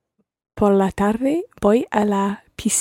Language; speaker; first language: Spanish; non-native, learner; English